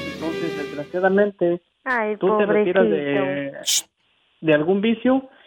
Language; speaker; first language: Spanish; native; Spanish